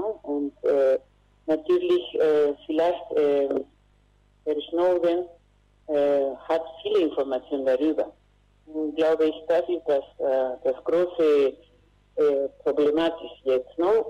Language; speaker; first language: German; non-native, learner; Spanish